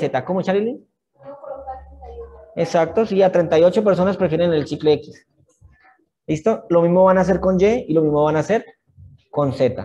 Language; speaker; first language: Spanish; native; Spanish